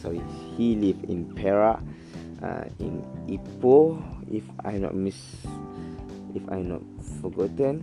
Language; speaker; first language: English; non-native, learner; Malay